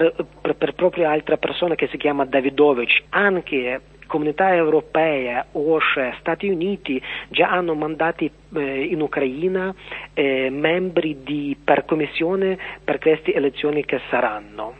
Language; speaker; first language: Italian; non-native, learner; Ukrainian